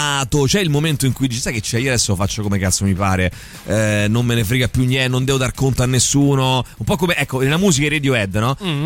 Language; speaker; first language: Italian; native; Italian